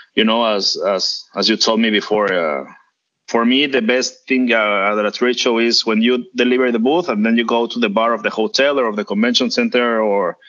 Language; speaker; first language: English; non-native, fluent; Spanish